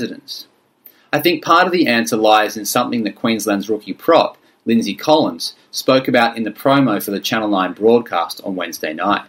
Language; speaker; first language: English; native; English